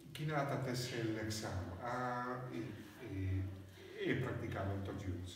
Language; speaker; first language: Catalan; non-native, learner; Basque